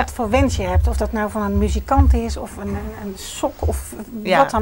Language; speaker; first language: Dutch; native; Dutch